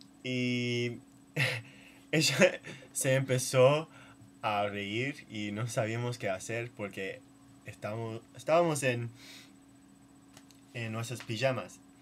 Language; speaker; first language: Spanish; non-native, learner; English